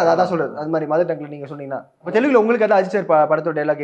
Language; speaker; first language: Tamil; native; Tamil